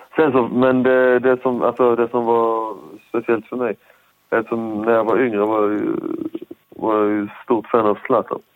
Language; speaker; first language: Swedish; early bilingual, other home language; Persian